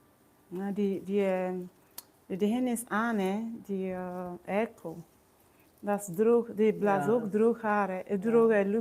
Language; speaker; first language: Dutch; non-native, fluent; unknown